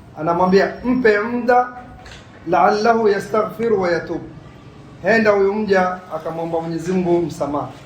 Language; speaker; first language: Swahili; native; Swahili